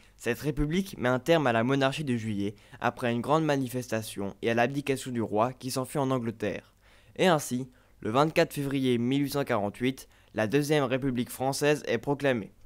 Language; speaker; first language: French; native; French